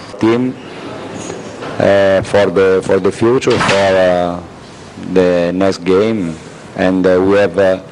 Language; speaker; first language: English; non-native, learner; Italian